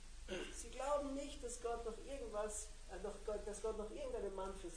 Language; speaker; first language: German; native; German